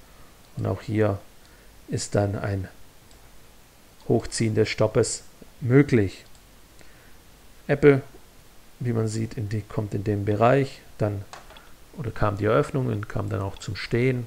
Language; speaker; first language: German; native; German